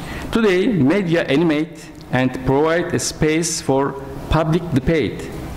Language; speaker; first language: English; non-native, fluent; Turkish